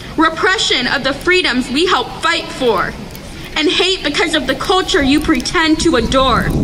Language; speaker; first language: English; native; English